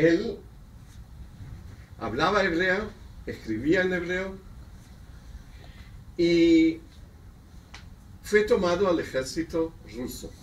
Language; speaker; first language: Spanish; non-native, fluent; Hebrew